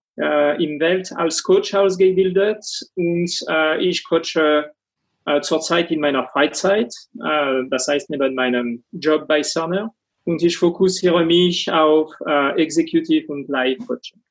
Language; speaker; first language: German; non-native, fluent; French